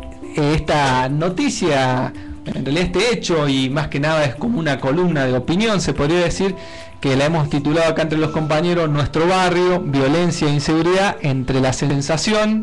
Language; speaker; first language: Spanish; native; Spanish